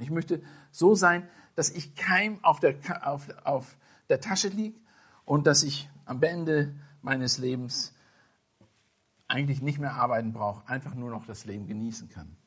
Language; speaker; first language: German; non-native, fluent; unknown